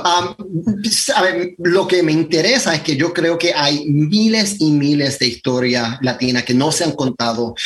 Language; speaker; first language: Spanish; early bilingual, other home language; English